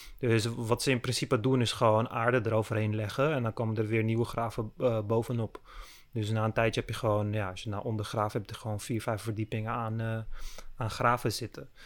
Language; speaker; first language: Dutch; early bilingual, other home language; Turkish